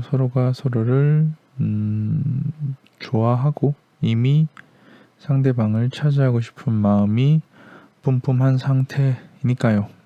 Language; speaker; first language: Korean; native; Korean